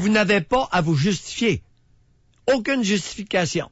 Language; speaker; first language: French; native; French